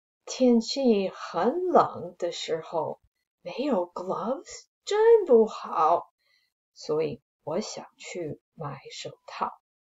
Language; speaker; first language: Chinese; non-native, fluent; English